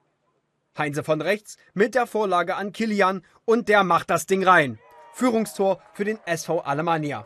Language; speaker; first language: German; native; German